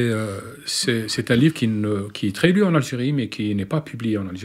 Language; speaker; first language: French; non-native, local second language; Arabic